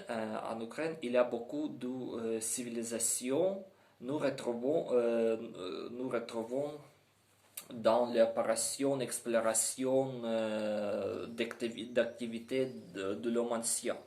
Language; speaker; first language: French; non-native, learner; Ukrainian